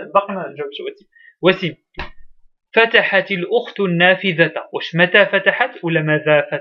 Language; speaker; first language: Arabic; native; Arabic